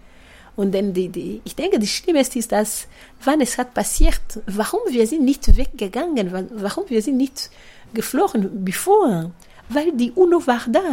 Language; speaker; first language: German; non-native, fluent; Kinyarwanda